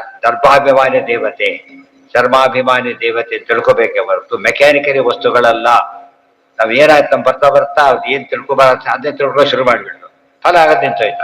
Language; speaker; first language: Kannada; native; Kannada